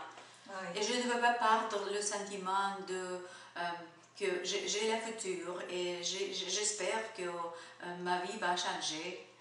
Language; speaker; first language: French; non-native, learner; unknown